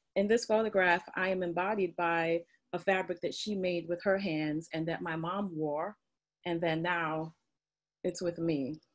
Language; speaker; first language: English; native; English